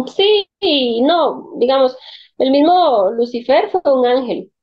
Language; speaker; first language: Spanish; native; Spanish